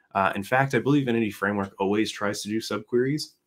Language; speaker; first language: English; native; English